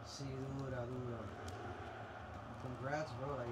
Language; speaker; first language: Spanish; early bilingual, heritage; Spanish